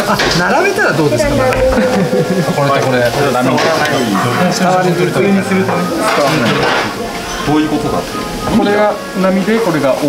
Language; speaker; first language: Japanese; native; Japanese